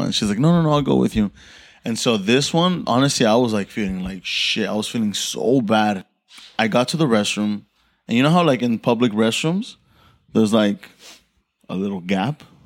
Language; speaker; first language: English; early bilingual, other home language; Spanish